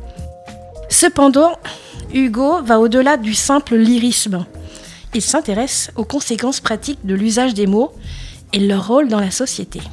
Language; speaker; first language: French; native; French